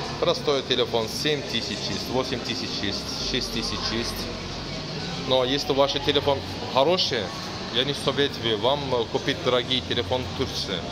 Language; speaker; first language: Russian; non-native, learner; Turkish